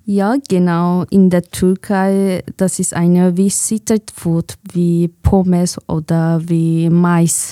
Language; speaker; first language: German; non-native, fluent; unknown